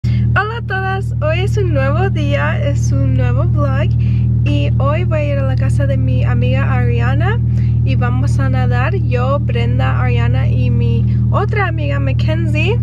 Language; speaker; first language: Spanish; early bilingual, heritage; Spanish